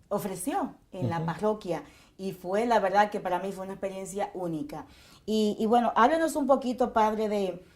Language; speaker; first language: Spanish; native; Spanish